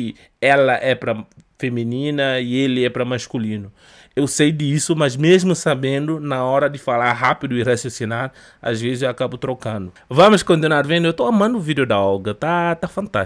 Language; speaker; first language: Portuguese; non-native, fluent; Upper Guinea Crioulo